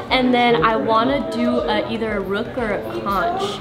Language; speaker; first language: English; native; English